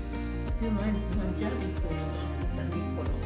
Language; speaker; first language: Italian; non-native, learner; Japanese